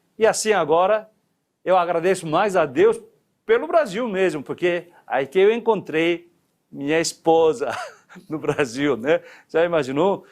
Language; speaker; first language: Portuguese; non-native, fluent; Korean